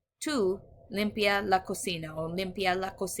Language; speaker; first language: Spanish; non-native, fluent; English